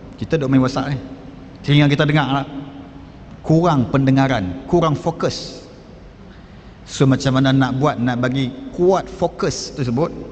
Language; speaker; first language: Malay; native; Malay